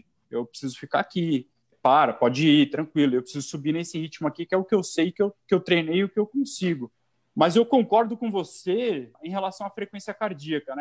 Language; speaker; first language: Portuguese; native; Portuguese